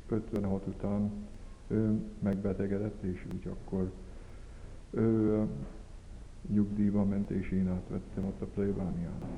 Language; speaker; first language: Hungarian; early bilingual, heritage; Hungarian